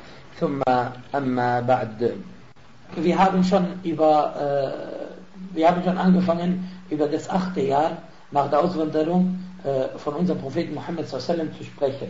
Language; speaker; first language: German; non-native, fluent; Arabic